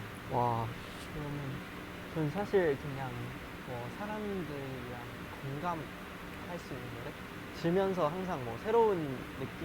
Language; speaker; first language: Korean; non-native, learner; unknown